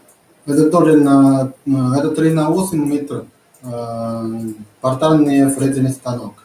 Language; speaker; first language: Russian; non-native, learner; Chinese